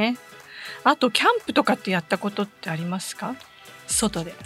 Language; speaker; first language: Japanese; native; Japanese